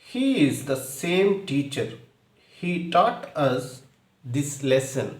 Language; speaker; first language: English; non-native, local second language; Telugu